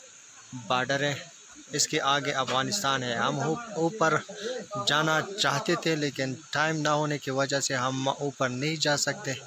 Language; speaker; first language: Hindi; non-native, local second language; Pashto